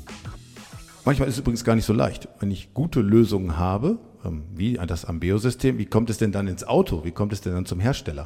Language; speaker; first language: German; native; German